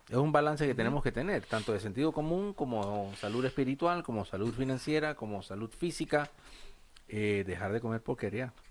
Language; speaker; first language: Spanish; native; Spanish